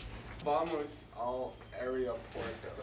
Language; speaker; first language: Spanish; non-native, learner; English